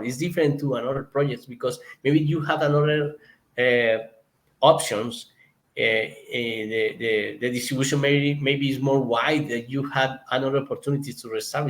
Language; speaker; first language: English; non-native, learner; Spanish